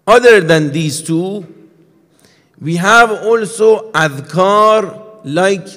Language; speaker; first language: English; non-native, fluent; Persian